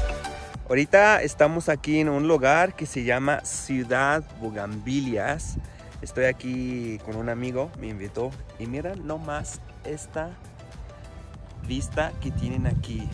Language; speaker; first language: Spanish; non-native, fluent; Arabic